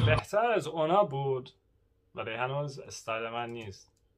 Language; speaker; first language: Persian; non-native, learner; English